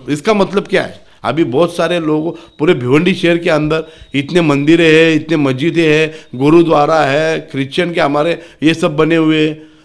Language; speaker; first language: Hindi; non-native, local second language; Marathi